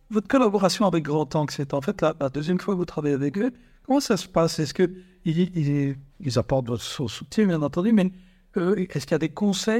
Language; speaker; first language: French; native; French